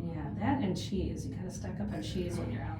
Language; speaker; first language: English; native; English